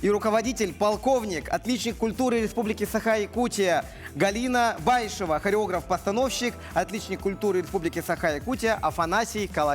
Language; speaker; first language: Russian; native; Russian